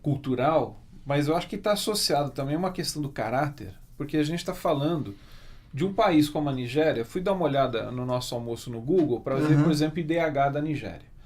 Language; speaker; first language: Portuguese; native; Portuguese